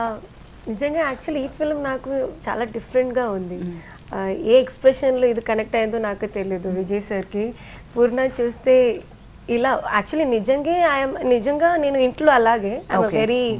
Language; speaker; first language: Telugu; non-native, learner; Malayalam